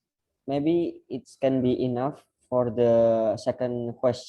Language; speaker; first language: English; non-native, learner; Indonesian